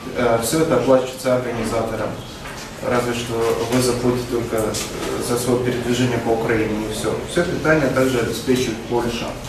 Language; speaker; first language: Russian; native; Russian